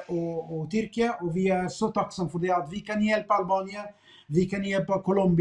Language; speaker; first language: Swedish; non-native, fluent; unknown